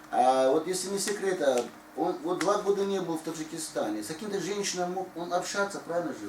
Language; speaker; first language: Russian; native; Russian